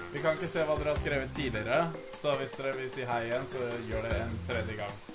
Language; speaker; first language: Norwegian; native; Norwegian